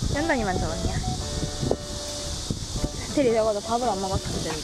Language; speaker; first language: Korean; native; Korean